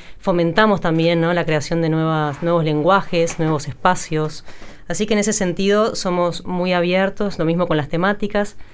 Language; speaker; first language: Spanish; native; Spanish